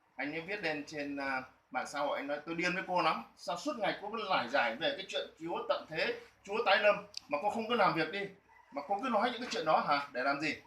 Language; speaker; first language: Vietnamese; native; Vietnamese